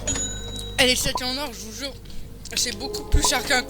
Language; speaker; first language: French; native; French